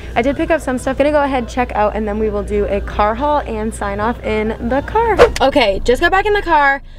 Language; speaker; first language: English; native; English